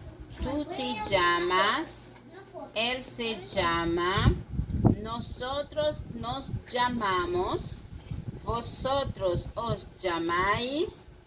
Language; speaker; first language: Spanish; non-native, fluent; French